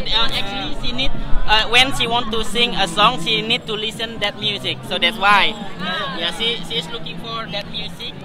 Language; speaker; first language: English; non-native, learner; Indonesian